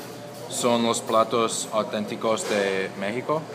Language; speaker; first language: Spanish; non-native, learner; English